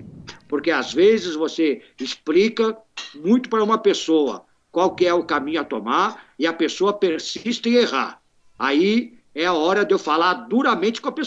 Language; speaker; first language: Portuguese; native; Portuguese